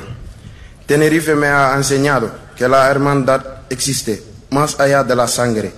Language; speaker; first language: Spanish; non-native, learner; Wolof